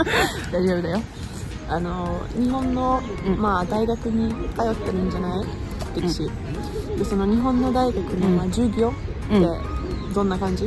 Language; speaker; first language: Japanese; non-native, fluent; Hungarian